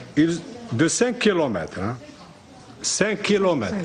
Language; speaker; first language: French; non-native, local second language; Arabic